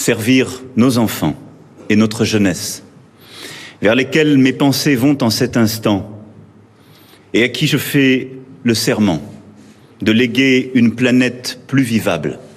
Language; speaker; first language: French; native; French